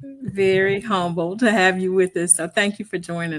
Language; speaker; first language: English; native; English